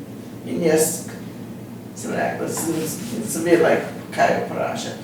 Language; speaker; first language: Slovenian; early bilingual, heritage; Slovenian